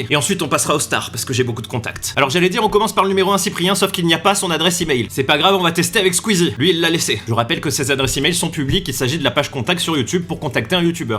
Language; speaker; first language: French; native; French